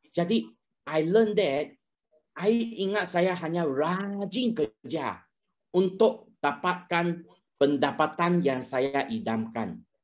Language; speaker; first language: Malay; non-native, local second language; Chinese